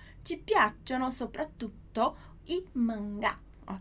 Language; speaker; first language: Italian; non-native, fluent; Portuguese